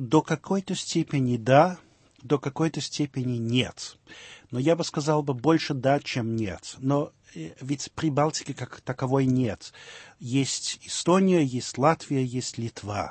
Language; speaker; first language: Russian; early bilingual, heritage; Russian